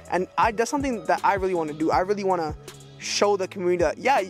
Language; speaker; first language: English; native; English